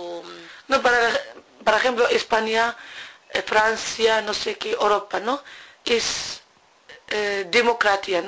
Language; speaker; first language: Spanish; non-native, learner; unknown